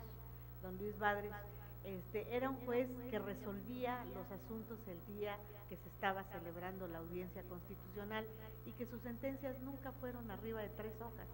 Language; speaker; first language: Spanish; native; Spanish